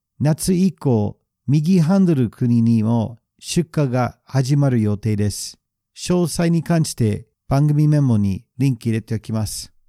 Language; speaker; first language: Japanese; non-native, fluent; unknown